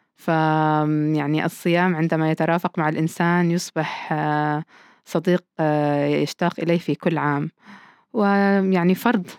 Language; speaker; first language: Arabic; early bilingual, heritage; Arabic